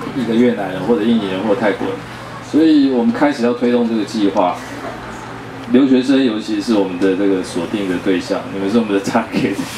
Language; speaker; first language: Chinese; native; Chinese